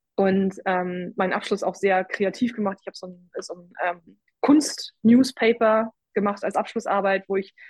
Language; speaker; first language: German; native; German